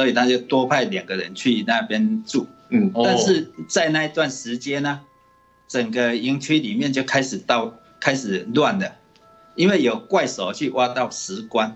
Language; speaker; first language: Chinese; native; Chinese